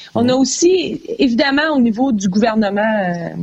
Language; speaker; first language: French; native; French